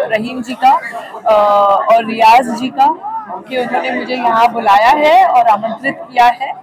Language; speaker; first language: Hindi; native; Hindi